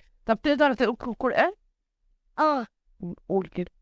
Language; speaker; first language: Arabic; native; Arabic